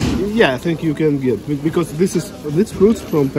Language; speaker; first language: English; non-native, learner; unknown